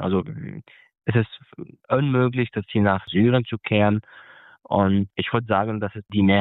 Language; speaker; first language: German; non-native, fluent; Arabic